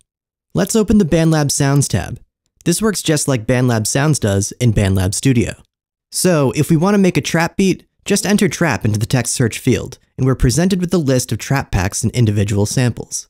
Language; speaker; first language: English; native; English